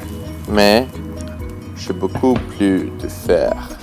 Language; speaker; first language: French; non-native, learner; Swedish